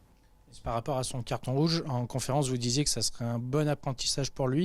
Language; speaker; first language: French; native; French